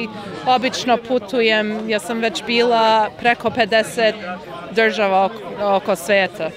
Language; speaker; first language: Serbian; early bilingual, heritage; Serbian